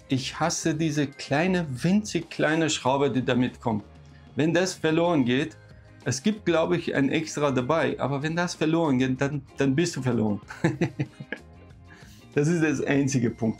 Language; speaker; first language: German; non-native, fluent; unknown